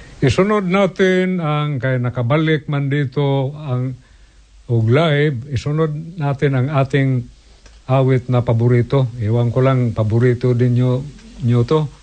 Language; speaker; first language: Filipino; non-native, local second language; Cebuano